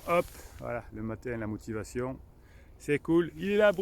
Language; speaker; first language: French; native; French